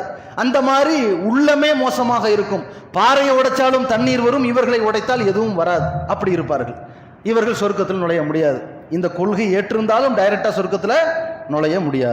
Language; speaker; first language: Tamil; native; Tamil